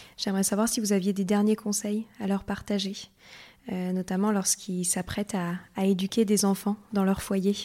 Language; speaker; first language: French; native; French